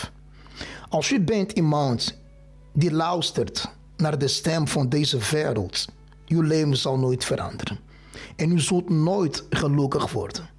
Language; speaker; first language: Dutch; non-native, fluent; Portuguese